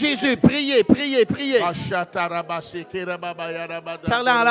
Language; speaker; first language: French; native; French